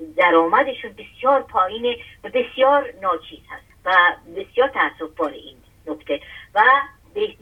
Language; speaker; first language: Persian; native; Persian